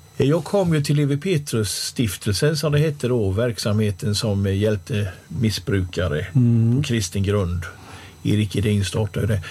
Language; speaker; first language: Swedish; native; Swedish